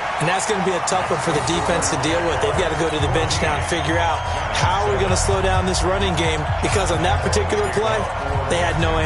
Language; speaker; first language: English; native; English